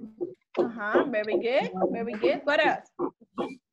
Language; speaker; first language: English; non-native, learner; Spanish